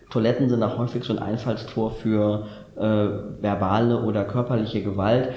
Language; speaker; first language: German; native; German